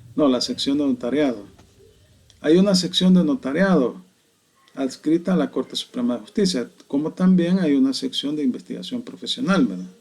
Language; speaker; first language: Spanish; native; Spanish